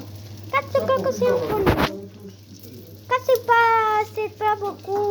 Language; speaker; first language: French; non-native, learner; Spanish